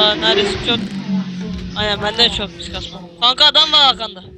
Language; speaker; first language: Turkish; native; Turkish